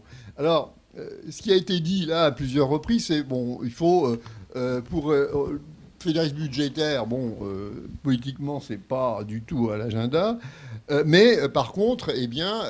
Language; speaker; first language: French; native; French